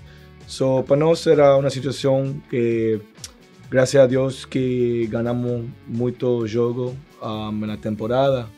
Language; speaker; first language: Portuguese; non-native, learner; Spanish